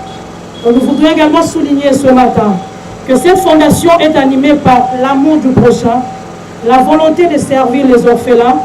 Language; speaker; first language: French; non-native, local second language; Lingala